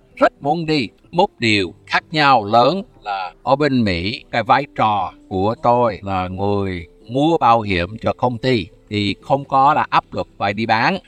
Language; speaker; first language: Vietnamese; non-native, fluent; English